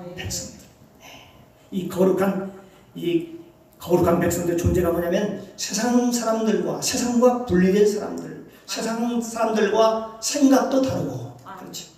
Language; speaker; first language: Korean; native; Korean